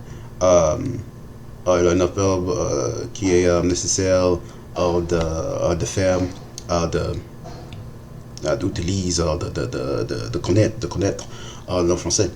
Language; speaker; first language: French; non-native, learner; English